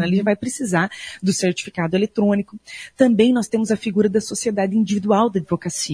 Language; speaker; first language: Portuguese; native; Portuguese